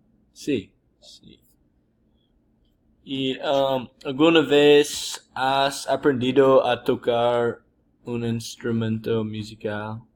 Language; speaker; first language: Spanish; non-native, learner; English